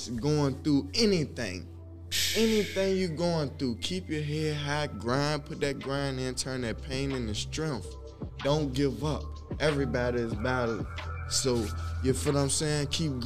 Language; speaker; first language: English; native; English